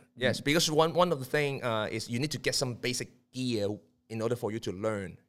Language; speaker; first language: English; non-native, local second language; Cantonese